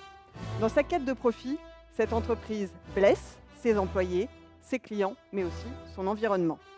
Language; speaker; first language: French; native; French